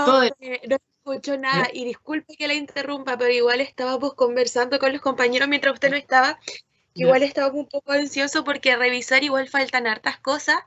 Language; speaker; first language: Spanish; native; Spanish